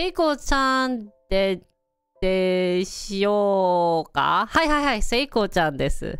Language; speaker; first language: Japanese; non-native, learner; Korean